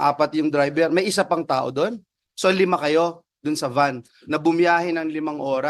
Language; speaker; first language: Filipino; native; Filipino